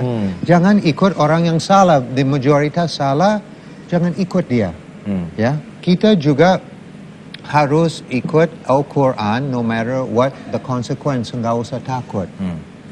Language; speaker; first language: Indonesian; non-native, learner; English